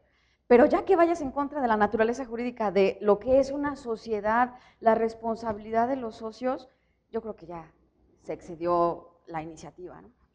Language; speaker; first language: Spanish; native; Spanish